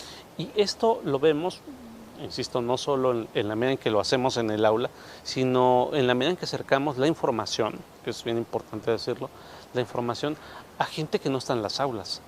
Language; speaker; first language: Spanish; native; Spanish